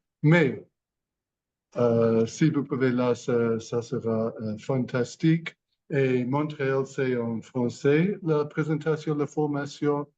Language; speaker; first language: French; non-native, learner; English